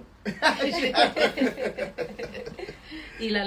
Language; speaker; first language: Spanish; native; Spanish